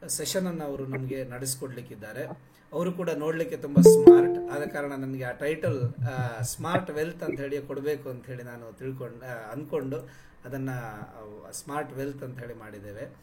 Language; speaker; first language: Kannada; non-native, local second language; Konkani